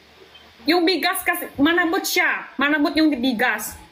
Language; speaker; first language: Filipino; non-native, learner; Chinese